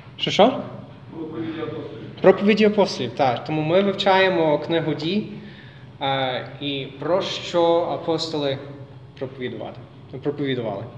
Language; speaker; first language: Ukrainian; non-native, fluent; English